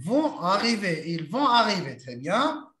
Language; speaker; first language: French; non-native, local second language; Arabic